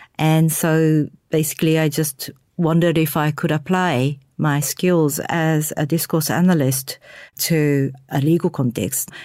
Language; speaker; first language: English; non-native, fluent; Japanese